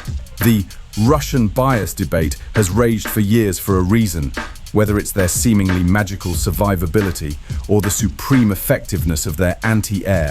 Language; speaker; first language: English; native; English